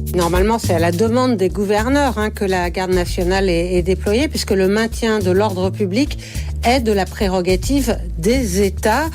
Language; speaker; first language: French; native; French